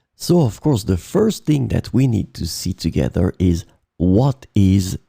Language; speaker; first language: English; non-native, fluent; French